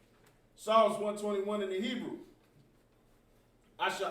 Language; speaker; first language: English; native; English